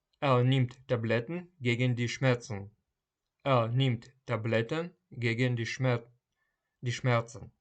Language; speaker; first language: German; non-native, fluent; Ukrainian